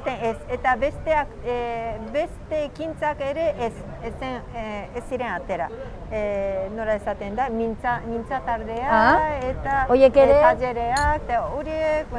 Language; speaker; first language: Basque; non-native, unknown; Japanese